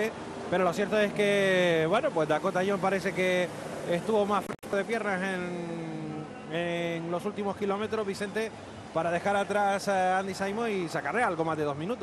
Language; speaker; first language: Spanish; native; Spanish